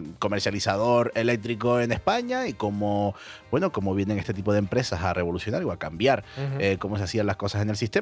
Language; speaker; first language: Spanish; native; Spanish